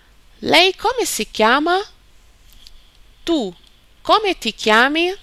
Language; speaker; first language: Italian; non-native, fluent; Portuguese